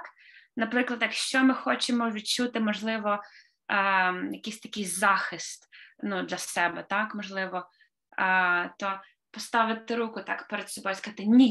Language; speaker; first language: Ukrainian; native; Ukrainian